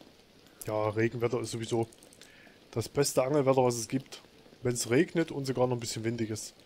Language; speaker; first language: German; native; German